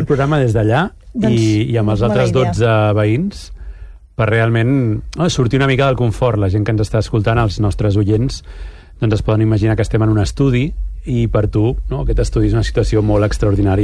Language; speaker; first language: Catalan; native; Catalan